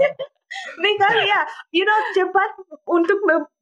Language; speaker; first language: Indonesian; non-native, learner; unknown